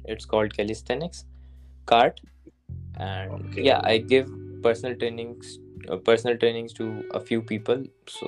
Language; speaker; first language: English; non-native, local second language; Hindi